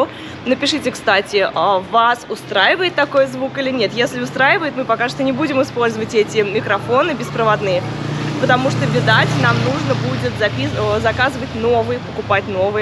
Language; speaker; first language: Russian; native; Russian